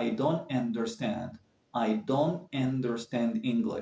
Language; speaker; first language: English; non-native, fluent; Arabic